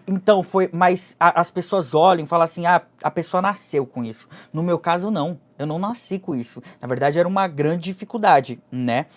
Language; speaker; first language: Portuguese; early bilingual, other home language; Japanese